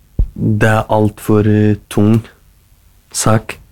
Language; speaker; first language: Norwegian; non-native, fluent; Kurdish